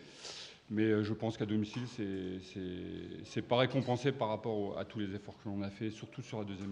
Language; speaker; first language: French; native; French